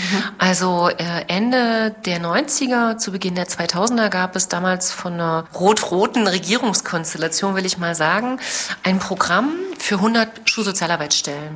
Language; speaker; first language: German; native; German